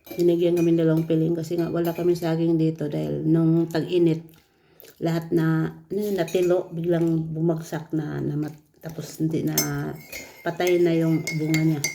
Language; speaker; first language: Filipino; native; Filipino